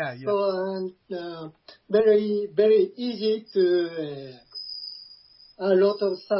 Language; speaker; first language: English; non-native, learner; Japanese